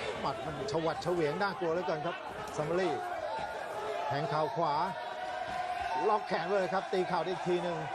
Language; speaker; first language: Thai; native; Thai